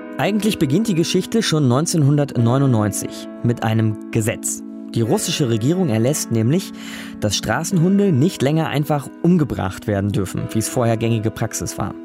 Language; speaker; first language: German; native; German